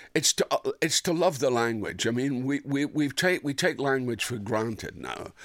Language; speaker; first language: English; native; English